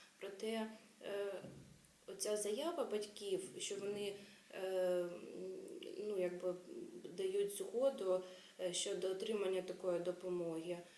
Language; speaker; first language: Ukrainian; native; Ukrainian